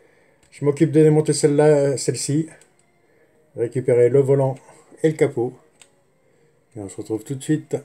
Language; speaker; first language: French; native; French